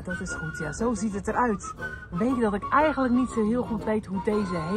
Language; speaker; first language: Dutch; native; Dutch